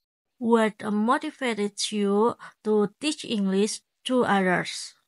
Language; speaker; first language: English; non-native, learner; Indonesian